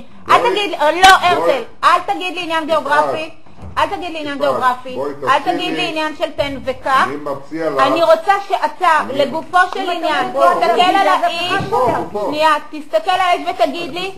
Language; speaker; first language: Hebrew; native; Hebrew